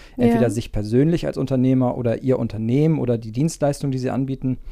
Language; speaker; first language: German; native; German